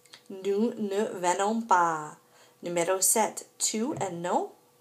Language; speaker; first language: French; non-native, fluent; English